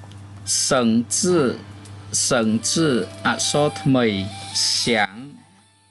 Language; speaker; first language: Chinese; non-native, fluent; Khmer